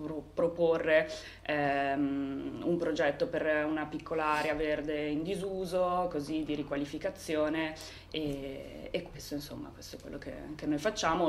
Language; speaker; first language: Italian; native; Italian